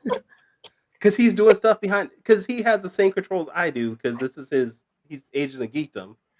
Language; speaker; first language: English; native; English